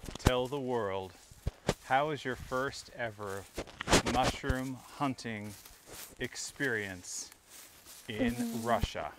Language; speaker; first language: English; native; English